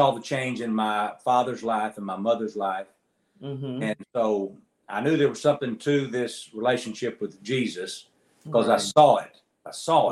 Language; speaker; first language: English; native; English